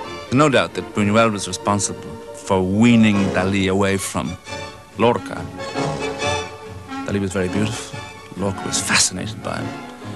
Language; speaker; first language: English; native; English